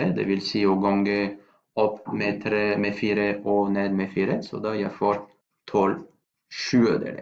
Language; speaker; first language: Norwegian; non-native, fluent; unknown